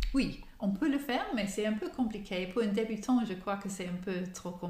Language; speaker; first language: French; non-native, fluent; English